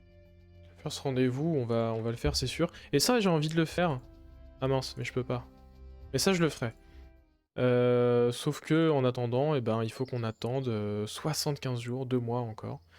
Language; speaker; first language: French; native; French